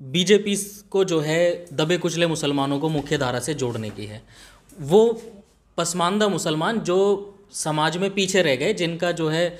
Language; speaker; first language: Hindi; native; Hindi